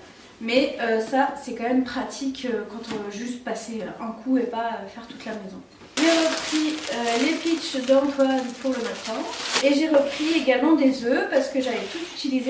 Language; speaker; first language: French; native; French